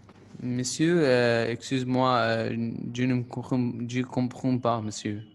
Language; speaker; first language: French; non-native, learner; Arabic